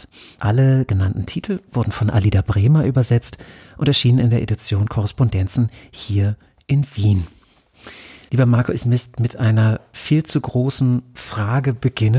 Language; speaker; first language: German; native; German